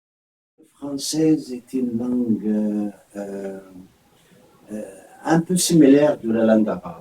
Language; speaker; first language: French; non-native, fluent; Arabic